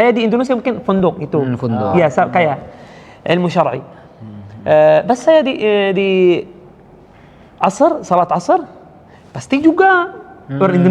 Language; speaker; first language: Indonesian; non-native, learner; Arabic